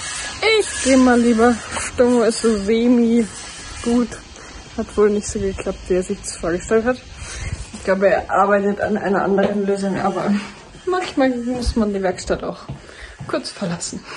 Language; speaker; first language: German; native; German